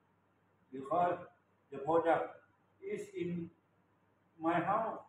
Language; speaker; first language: English; non-native, learner; Thai